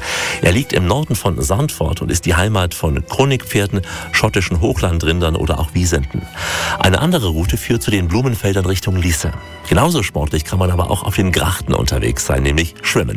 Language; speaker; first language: German; native; German